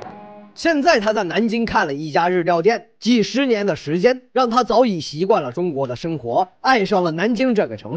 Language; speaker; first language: Chinese; native; Chinese